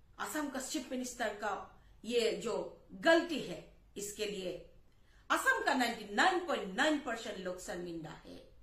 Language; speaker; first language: Hindi; non-native, local second language; Assamese